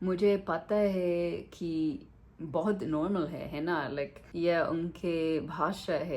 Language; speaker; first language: Hindi; non-native, learner; English